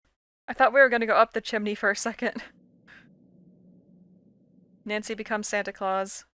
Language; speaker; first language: English; native; English